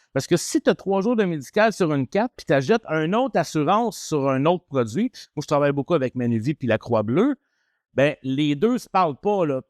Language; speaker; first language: French; native; French